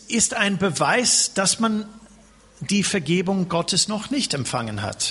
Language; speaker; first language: German; non-native, fluent; English